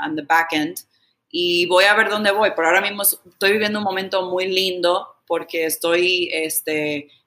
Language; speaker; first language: Spanish; early bilingual, heritage; Spanish